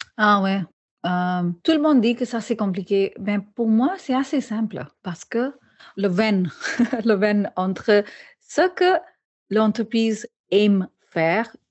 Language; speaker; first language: French; non-native, learner; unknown